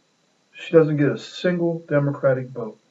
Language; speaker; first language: English; native; English